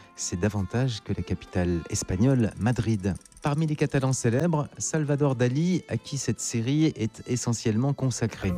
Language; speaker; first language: French; native; French